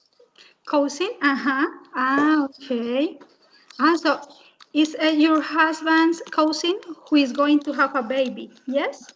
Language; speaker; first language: English; non-native, fluent; Spanish